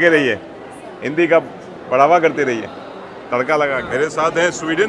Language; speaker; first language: Hindi; native; Hindi